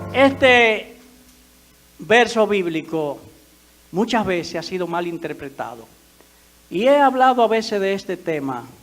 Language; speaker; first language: Spanish; native; Spanish